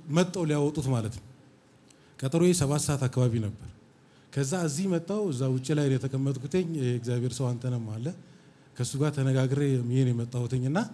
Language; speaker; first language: Amharic; native; Amharic